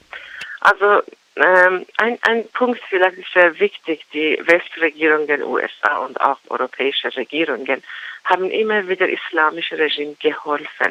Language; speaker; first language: German; non-native, fluent; Persian